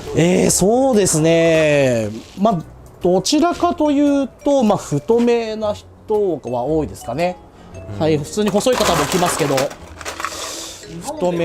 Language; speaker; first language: Japanese; native; Japanese